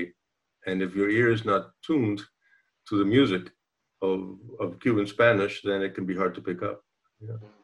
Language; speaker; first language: English; non-native, fluent; Spanish